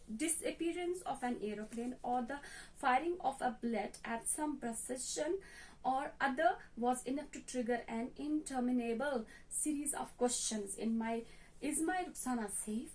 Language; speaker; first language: English; non-native, local second language; Hindi